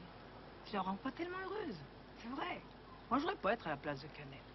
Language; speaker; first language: French; native; French